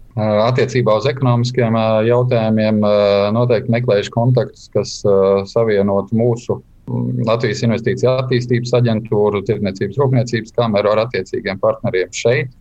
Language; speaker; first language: Latvian; native; Latvian